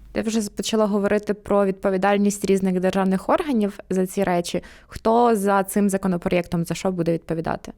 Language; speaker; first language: Ukrainian; native; Ukrainian